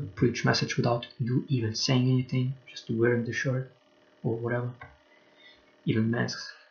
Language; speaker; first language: English; non-native, fluent; Lithuanian